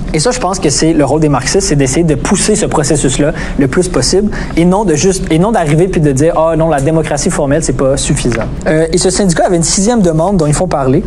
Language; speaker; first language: French; native; French